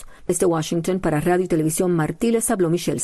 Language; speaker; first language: Spanish; native; Spanish